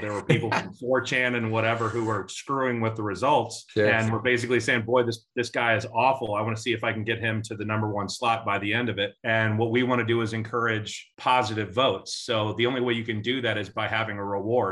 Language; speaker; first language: English; native; English